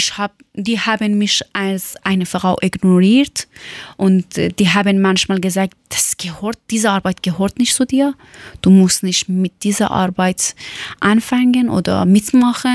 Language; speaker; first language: German; non-native, learner; Persian